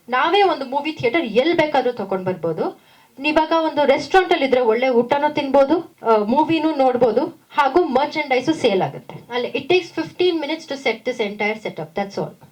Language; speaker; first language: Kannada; non-native, local second language; Tamil